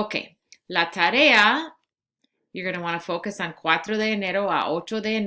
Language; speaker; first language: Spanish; non-native, fluent; English